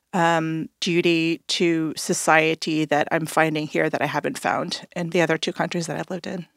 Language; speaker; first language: English; native; English